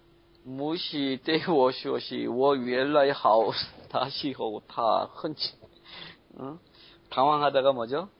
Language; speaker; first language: Chinese; non-native, learner; Korean